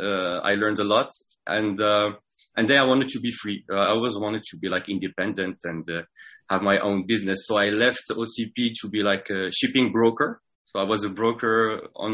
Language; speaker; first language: English; non-native, fluent; French